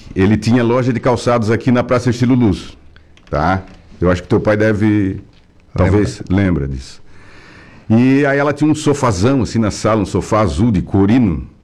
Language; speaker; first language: Portuguese; native; Portuguese